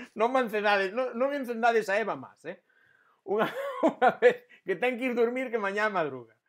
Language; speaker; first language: Galician; non-native, local second language; Spanish